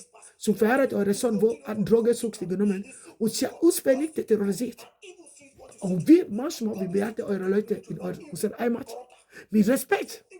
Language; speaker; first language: German; non-native, learner; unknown